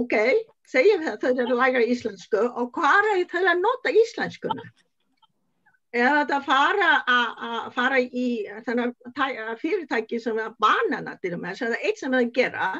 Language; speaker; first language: Icelandic; non-native, learner; Vietnamese